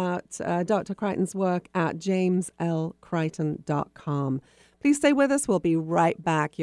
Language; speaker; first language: English; native; English